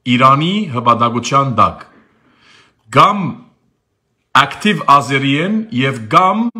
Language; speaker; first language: Armenian; early bilingual, heritage; Armenian